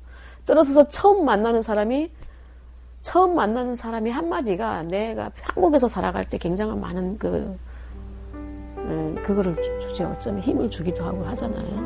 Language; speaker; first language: Korean; native; Korean